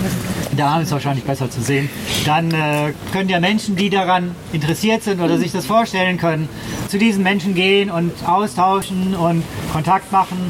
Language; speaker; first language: German; native; German